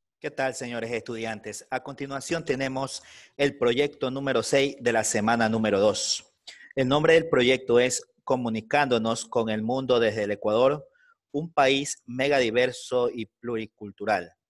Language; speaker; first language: Spanish; native; Spanish